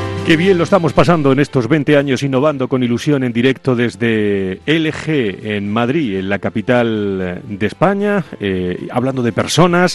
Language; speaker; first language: Spanish; native; Spanish